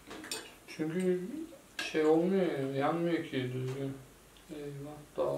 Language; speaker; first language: Turkish; native; Turkish